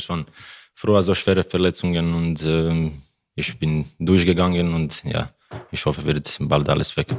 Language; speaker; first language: German; non-native, learner; Croatian